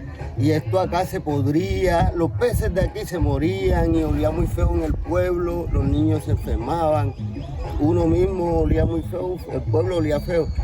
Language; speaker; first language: Spanish; native; Spanish